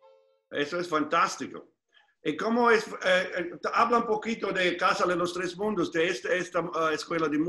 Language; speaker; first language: Spanish; non-native, fluent; English